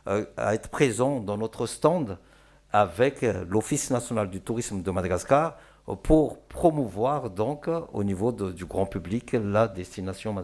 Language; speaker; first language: French; non-native, local second language; Malagasy